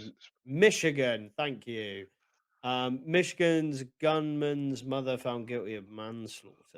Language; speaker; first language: English; native; English